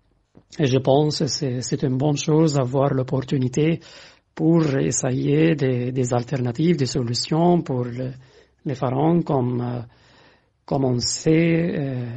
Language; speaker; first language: French; non-native, fluent; Arabic